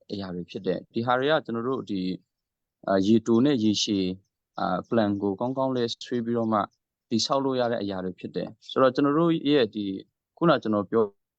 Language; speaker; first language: Burmese; non-native, local second language; Hakha Chin